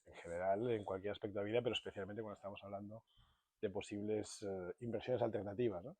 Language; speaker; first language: Spanish; native; Spanish